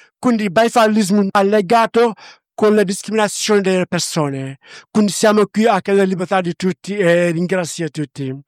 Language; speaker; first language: Italian; non-native, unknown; Wolof